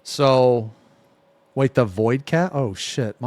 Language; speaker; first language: English; native; English